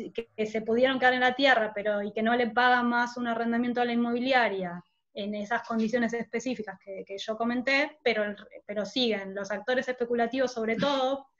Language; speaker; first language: Spanish; native; Spanish